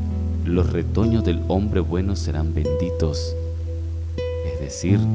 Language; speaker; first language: Spanish; native; Spanish